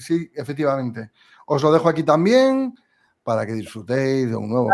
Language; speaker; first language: Spanish; native; Spanish